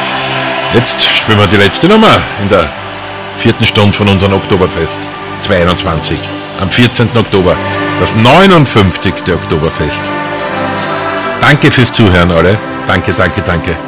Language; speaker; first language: German; native; German